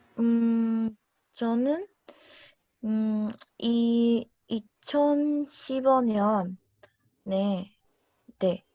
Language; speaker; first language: Korean; non-native, learner; Spanish